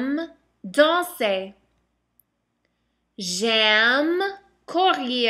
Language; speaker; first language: French; non-native, fluent; English